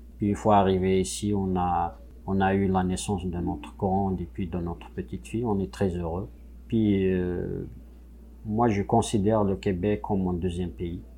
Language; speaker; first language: French; non-native, local second language; Kabyle